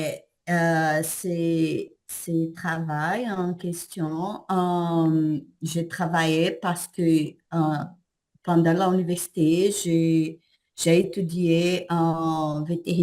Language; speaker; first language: French; non-native, learner; Portuguese